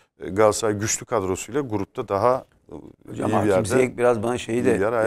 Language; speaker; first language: Turkish; native; Turkish